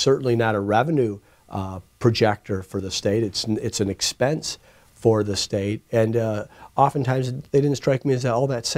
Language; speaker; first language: English; native; English